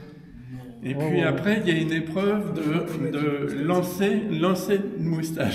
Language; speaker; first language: French; native; French